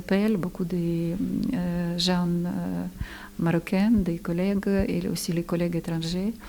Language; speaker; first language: French; non-native, fluent; Ukrainian